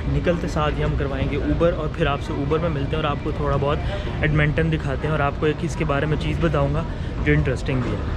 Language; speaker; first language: Urdu; native; Urdu